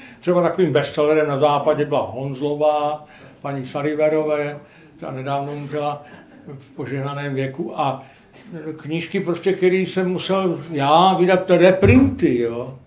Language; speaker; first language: Czech; non-native, local second language; Polish